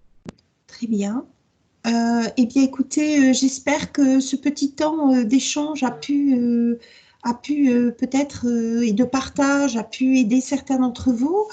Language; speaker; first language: French; native; French